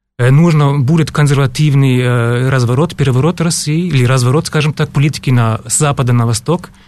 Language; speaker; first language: Russian; non-native, fluent; German